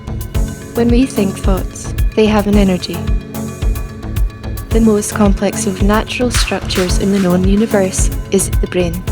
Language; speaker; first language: English; native; English